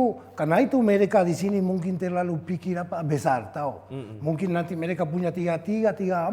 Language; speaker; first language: Indonesian; non-native, fluent; Spanish